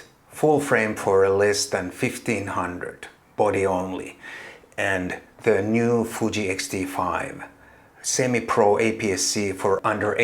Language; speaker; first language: English; non-native, fluent; Finnish